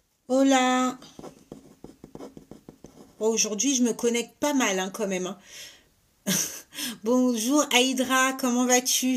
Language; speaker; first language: French; native; French